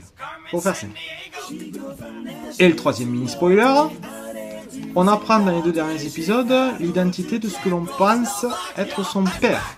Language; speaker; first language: French; native; French